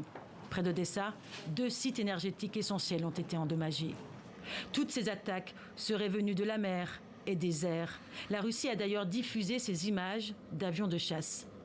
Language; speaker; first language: French; native; French